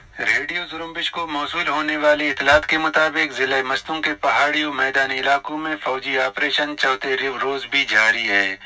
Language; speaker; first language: Urdu; non-native, local second language; Baluchi